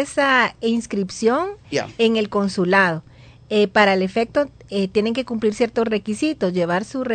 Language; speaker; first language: Spanish; native; Spanish